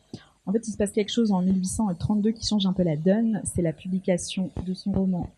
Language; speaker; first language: French; native; French